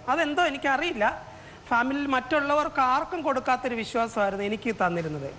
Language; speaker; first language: Malayalam; native; Malayalam